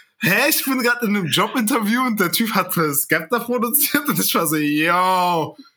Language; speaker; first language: German; early bilingual, other home language; Turkish